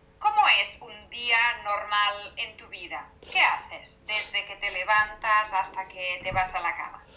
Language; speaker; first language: Spanish; native; Spanish